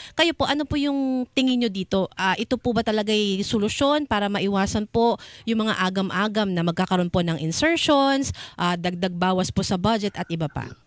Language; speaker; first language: Filipino; native; Filipino